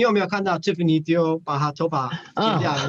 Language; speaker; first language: Chinese; non-native, fluent; English